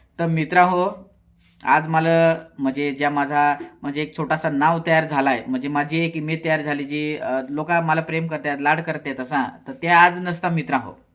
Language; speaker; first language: Marathi; non-native, local second language; Kukna